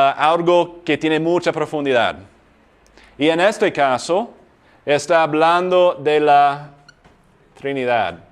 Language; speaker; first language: Spanish; non-native, fluent; English